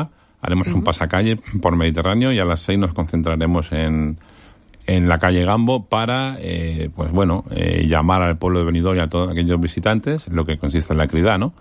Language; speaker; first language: Spanish; native; Spanish